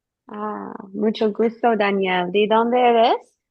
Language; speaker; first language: Spanish; non-native, learner; English